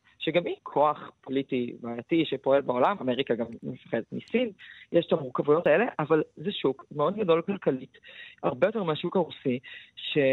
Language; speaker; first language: Hebrew; early bilingual, other home language; Russian